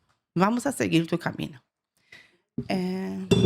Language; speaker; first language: Spanish; non-native, learner; Persian